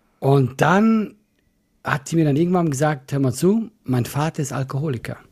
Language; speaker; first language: German; non-native, fluent; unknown